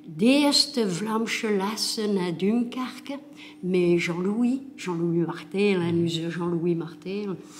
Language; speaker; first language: Dutch; non-native, local second language; French